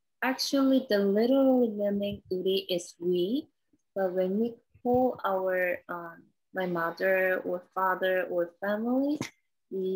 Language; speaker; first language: English; non-native, learner; Korean